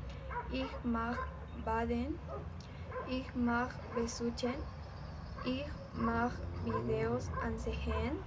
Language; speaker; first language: German; non-native, learner; Spanish